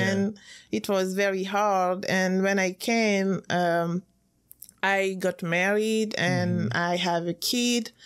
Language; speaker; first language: English; non-native, fluent; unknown